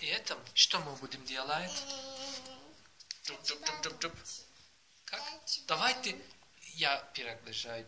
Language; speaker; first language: Russian; non-native, learner; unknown